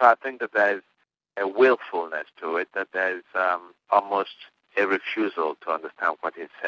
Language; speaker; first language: English; non-native, local second language; Igbo